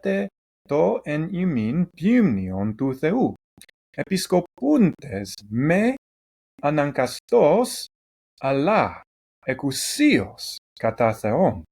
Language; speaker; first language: Greek; non-native, fluent; English